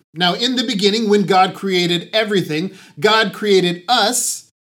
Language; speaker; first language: English; native; English